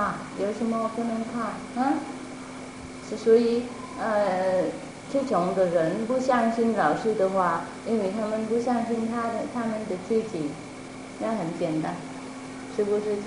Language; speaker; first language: Chinese; non-native, fluent; Vietnamese